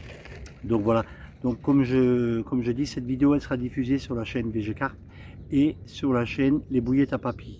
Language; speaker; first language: French; native; French